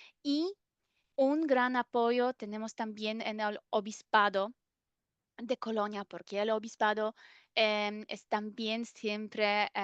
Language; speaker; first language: Spanish; non-native, fluent; German